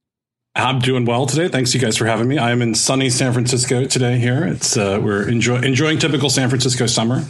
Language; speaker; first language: English; native; English